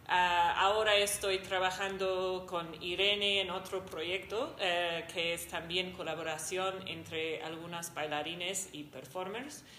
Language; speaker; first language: Spanish; non-native, fluent; English